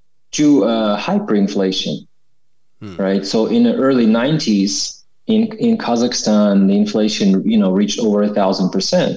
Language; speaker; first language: English; non-native, fluent; Russian